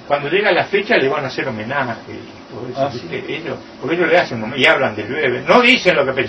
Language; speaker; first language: Spanish; native; Spanish